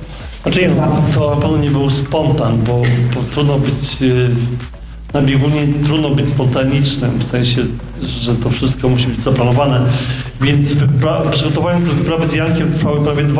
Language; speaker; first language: Polish; native; Polish